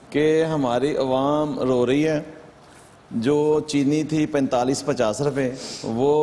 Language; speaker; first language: Urdu; native; Urdu